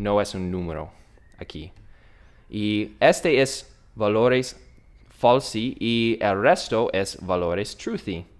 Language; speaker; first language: Spanish; non-native, learner; English